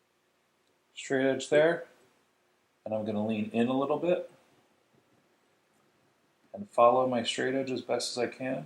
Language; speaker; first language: English; native; English